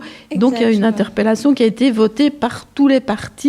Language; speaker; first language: French; native; French